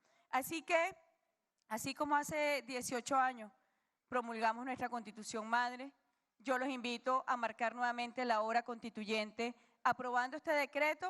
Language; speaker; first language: Spanish; native; Spanish